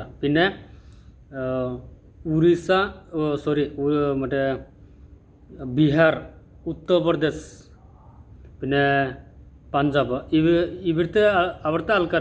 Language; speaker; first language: Malayalam; non-native, learner; Assamese